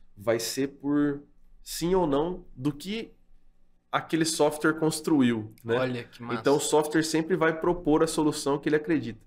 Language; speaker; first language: Portuguese; native; Portuguese